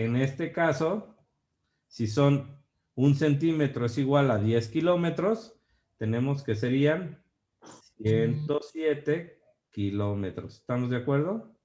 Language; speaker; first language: Spanish; native; Spanish